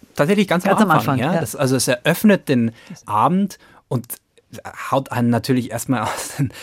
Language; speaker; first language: German; native; German